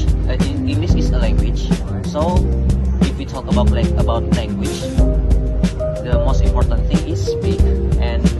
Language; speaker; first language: English; non-native, fluent; Indonesian